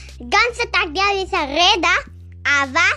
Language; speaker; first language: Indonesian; early bilingual, heritage; Indonesian